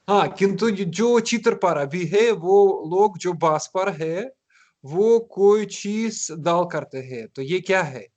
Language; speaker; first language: Hindi; non-native, learner; Russian